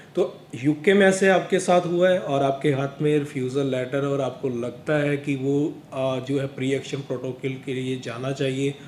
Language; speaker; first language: Hindi; non-native, local second language; Punjabi